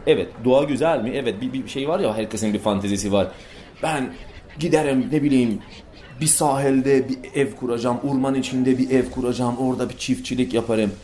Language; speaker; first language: Turkish; non-native, fluent; Persian